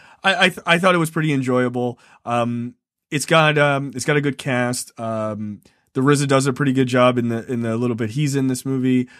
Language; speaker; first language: English; native; English